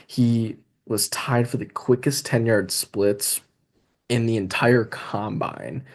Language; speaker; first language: English; native; English